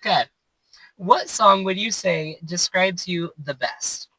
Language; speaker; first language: English; native; English